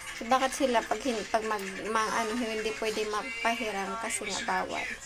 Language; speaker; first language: Filipino; non-native, local second language; Hiligaynon